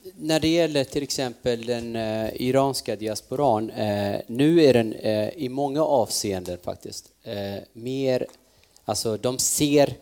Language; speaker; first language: Swedish; non-native, fluent; Kurdish